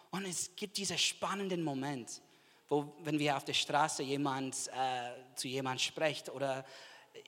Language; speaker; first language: German; non-native, fluent; English